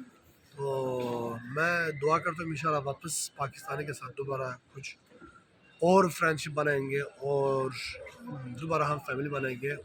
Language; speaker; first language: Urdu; non-native, learner; Turkish